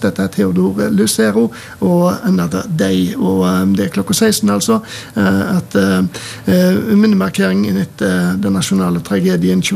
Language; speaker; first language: Norwegian; native; Norwegian